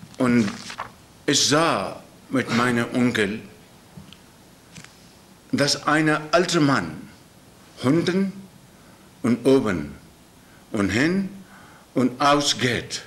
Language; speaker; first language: German; non-native, learner; Urdu